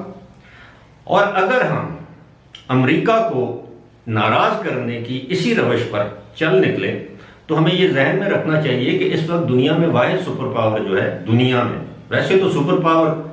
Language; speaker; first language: Urdu; native; Urdu